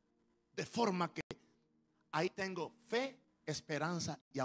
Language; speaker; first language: Spanish; native; Spanish